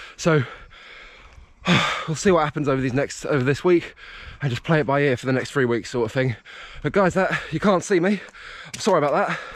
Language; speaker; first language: English; native; English